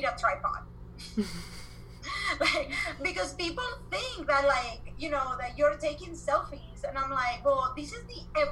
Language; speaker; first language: English; non-native, fluent; Spanish